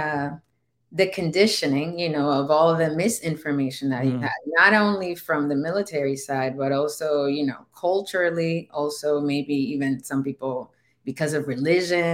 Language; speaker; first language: English; non-native, fluent; Spanish